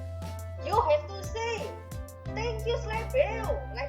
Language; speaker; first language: English; non-native, learner; Indonesian